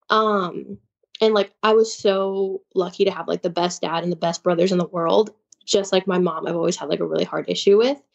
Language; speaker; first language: English; native; English